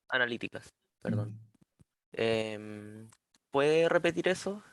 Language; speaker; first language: Spanish; native; Spanish